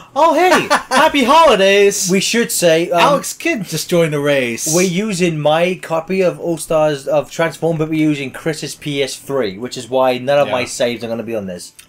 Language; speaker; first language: English; native; English